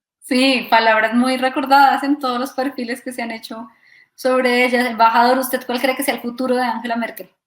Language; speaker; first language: Spanish; native; Spanish